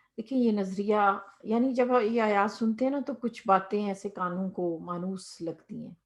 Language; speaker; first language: Urdu; native; Urdu